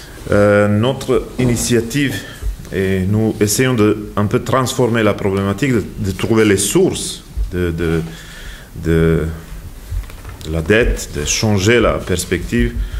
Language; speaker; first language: French; non-native, fluent; Serbian